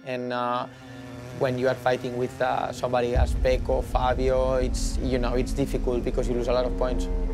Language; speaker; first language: English; non-native, fluent; Spanish